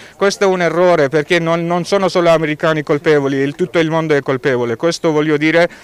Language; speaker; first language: Italian; non-native, fluent; Persian